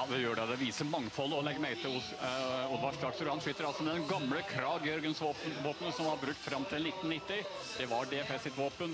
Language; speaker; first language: Norwegian; native; Norwegian